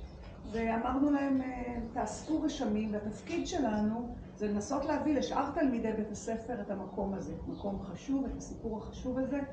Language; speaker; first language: Hebrew; native; Hebrew